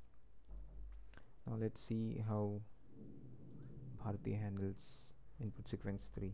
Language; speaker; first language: English; non-native, local second language; Marathi